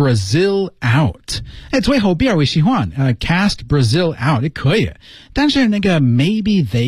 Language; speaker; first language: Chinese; non-native, fluent; English